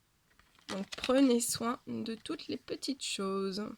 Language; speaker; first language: French; native; French